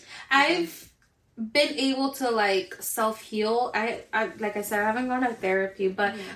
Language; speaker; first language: English; early bilingual, other home language; Spanish